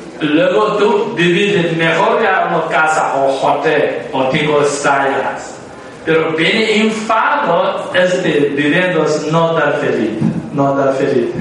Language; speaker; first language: Spanish; non-native, learner; Tibetan